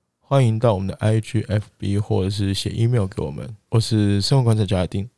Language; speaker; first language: Chinese; non-native, local second language; Wu Chinese